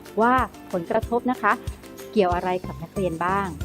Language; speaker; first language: Thai; native; Thai